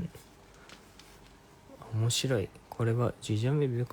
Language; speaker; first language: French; non-native, learner; Japanese